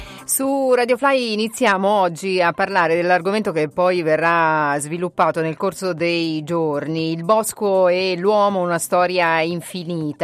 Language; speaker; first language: Italian; native; Italian